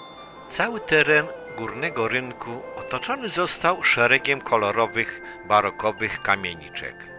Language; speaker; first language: Polish; native; Polish